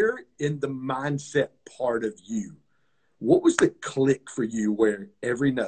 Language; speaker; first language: English; native; English